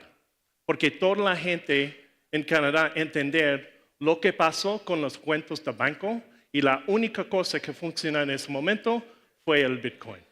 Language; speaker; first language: Spanish; non-native, learner; English